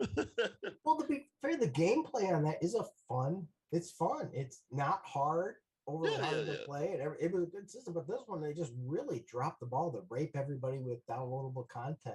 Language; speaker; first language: English; native; English